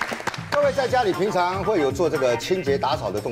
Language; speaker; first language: Chinese; native; Chinese